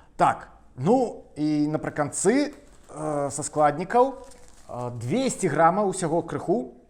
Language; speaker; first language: Belarusian; non-native, local second language; Russian